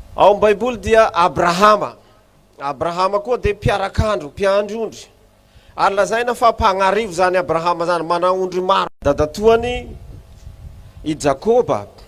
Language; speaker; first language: Malagasy; native; Malagasy